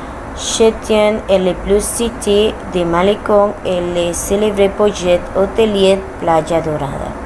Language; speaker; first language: French; non-native, learner; Spanish